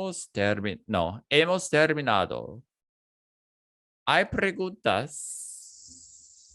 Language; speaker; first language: Spanish; non-native, learner; English